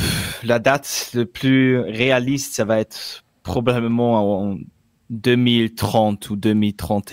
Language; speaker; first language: French; non-native, local second language; German